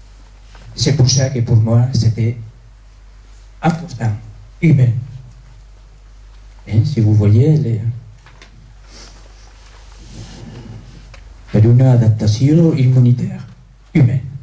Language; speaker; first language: French; non-native, fluent; Spanish